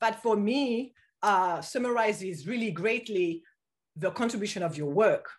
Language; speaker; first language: English; non-native, fluent; French